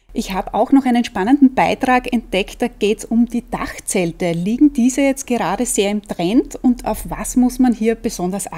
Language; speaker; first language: German; native; German